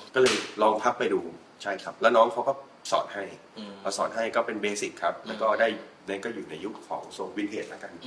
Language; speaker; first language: Thai; native; Thai